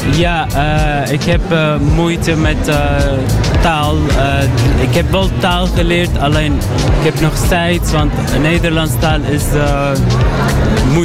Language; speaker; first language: Dutch; non-native, learner; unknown